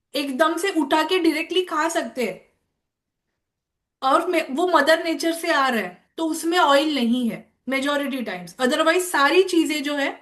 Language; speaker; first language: Hindi; non-native, local second language; Marathi